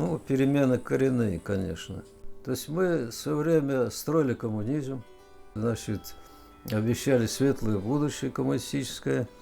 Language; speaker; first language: Russian; native; Russian